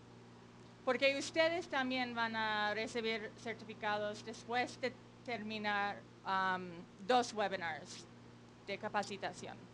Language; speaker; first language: Spanish; non-native, fluent; English